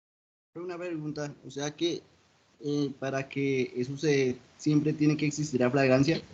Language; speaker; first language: Spanish; native; Spanish